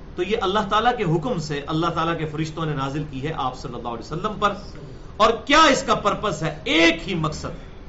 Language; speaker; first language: Urdu; native; Urdu